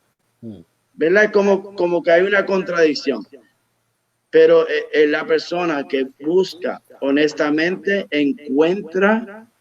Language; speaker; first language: Spanish; early bilingual, heritage; Spanish